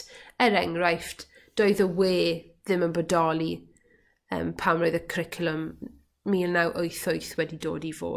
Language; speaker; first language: Welsh; native; Welsh